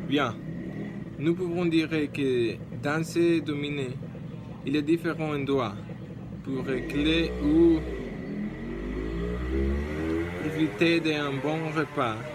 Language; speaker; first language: French; non-native, learner; Spanish